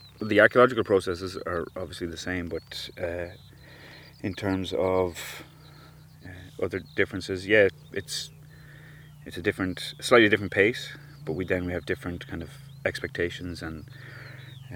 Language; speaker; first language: English; native; English